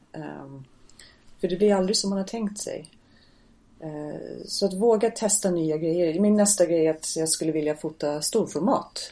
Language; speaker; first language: Swedish; non-native, fluent; English